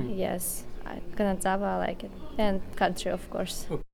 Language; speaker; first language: English; non-native, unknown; Russian